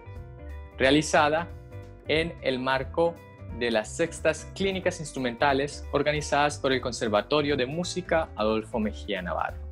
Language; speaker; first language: Spanish; native; Spanish